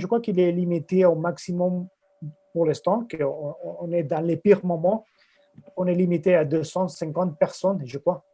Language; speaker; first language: French; non-native, fluent; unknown